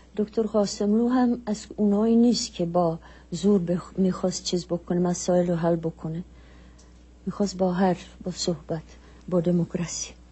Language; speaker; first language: Persian; non-native, fluent; Czech